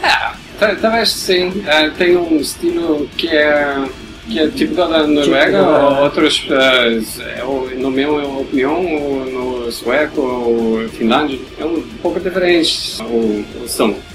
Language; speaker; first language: Portuguese; non-native, learner; Norwegian